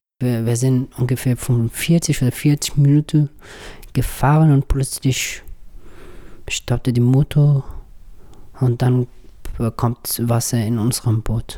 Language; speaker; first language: German; non-native, learner; Persian